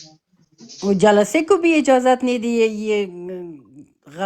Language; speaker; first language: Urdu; non-native, fluent; Persian